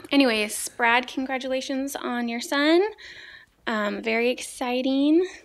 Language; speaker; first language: English; native; English